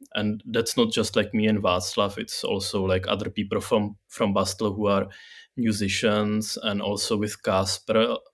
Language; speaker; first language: English; non-native, fluent; Czech